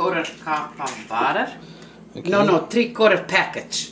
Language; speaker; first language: English; non-native, learner; Portuguese